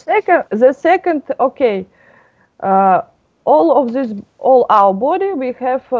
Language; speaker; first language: English; non-native, learner; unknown